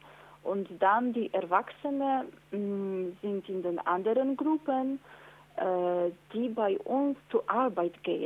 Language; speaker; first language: German; non-native, fluent; Polish